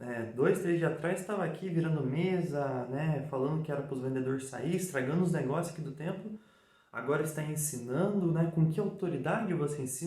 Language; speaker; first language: Portuguese; native; Portuguese